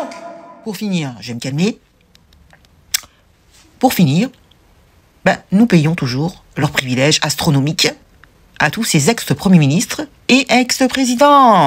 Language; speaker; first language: French; native; French